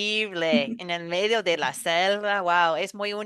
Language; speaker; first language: Spanish; non-native, fluent; English